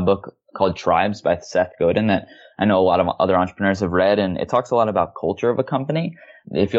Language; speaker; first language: English; native; English